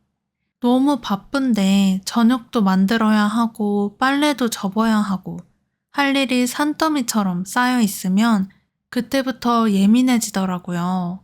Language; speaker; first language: Korean; native; Korean